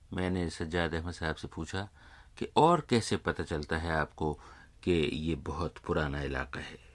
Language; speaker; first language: Urdu; native; Urdu